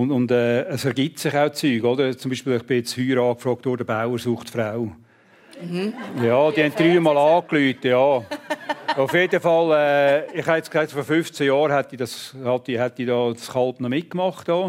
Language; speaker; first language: German; native; German